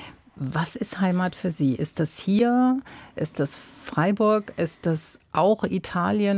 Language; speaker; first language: German; native; German